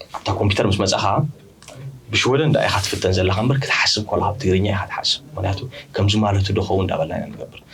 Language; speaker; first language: Tigrinya; early bilingual, heritage; Tigrinya